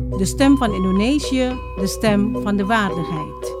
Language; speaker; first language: Dutch; non-native, fluent; Indonesian